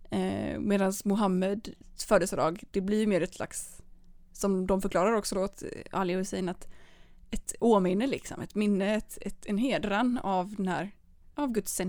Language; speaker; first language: Swedish; native; Swedish